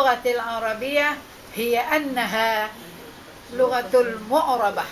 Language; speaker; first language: Arabic; non-native, learner; Indonesian